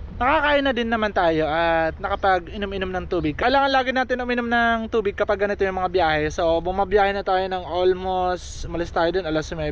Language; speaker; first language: Filipino; non-native, local second language; Bikol